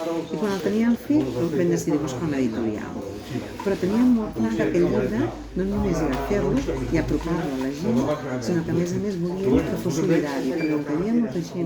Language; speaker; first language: Catalan; native; Catalan